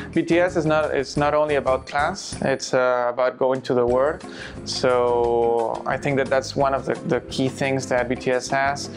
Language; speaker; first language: English; non-native, fluent; Spanish